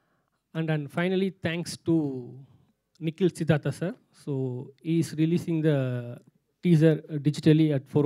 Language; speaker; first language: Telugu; non-native, local second language; Tamil